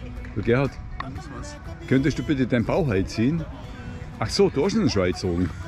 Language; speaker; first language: German; native; German